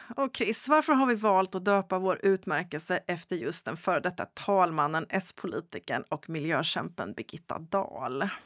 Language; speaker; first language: Swedish; native; Swedish